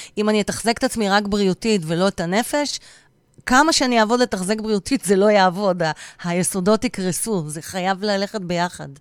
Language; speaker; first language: Hebrew; native; Hebrew